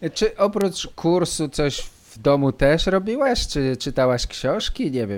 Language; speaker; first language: Polish; native; Polish